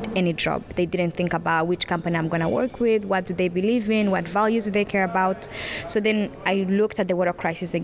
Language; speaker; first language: English; non-native, local second language; Kinyarwanda